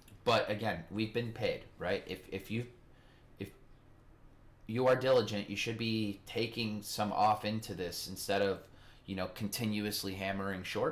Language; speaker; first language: English; native; English